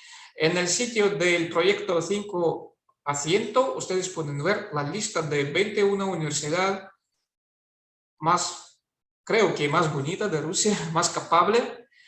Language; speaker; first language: Spanish; non-native, fluent; Russian